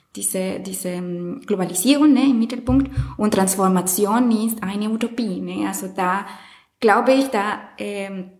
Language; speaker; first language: German; non-native, fluent; Spanish